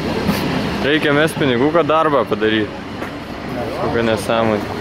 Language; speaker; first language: Lithuanian; native; Lithuanian